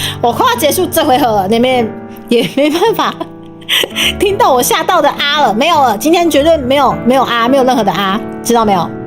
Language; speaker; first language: Chinese; native; Chinese